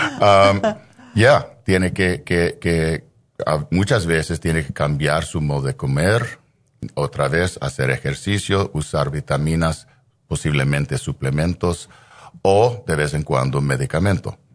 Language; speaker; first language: Spanish; early bilingual, heritage; Spanish